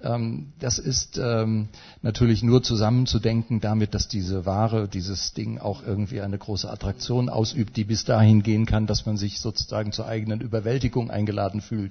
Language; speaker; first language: German; native; German